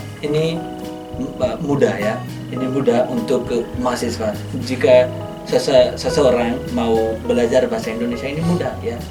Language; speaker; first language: Indonesian; non-native, learner; Hindi